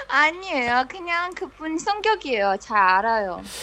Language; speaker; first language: Korean; non-native, learner; Chinese